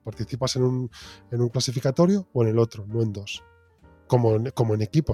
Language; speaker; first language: Spanish; native; Spanish